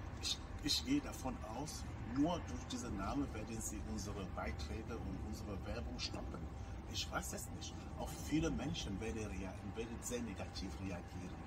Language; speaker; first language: German; non-native, fluent; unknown